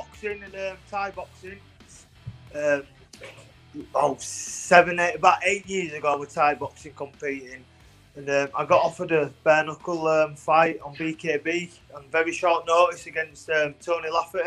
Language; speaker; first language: English; native; English